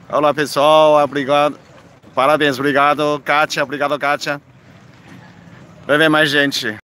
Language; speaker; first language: Portuguese; non-native, fluent; Chinese